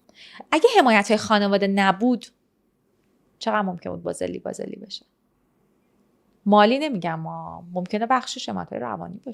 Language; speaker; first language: Persian; native; Persian